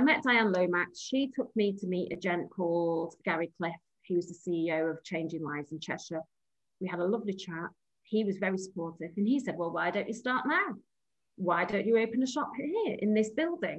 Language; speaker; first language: English; native; English